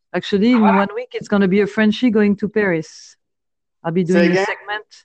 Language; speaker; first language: English; non-native, fluent; French